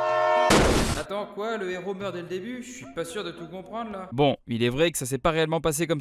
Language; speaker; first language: French; native; French